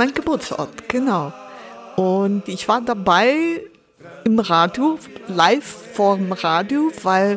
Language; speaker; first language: German; non-native, fluent; Portuguese